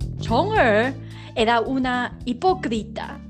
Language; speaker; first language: Spanish; non-native, learner; Chinese